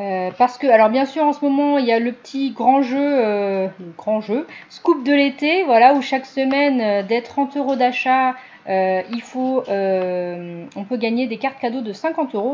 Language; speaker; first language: French; native; French